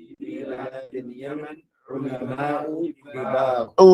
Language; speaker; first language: Arabic; non-native, learner; English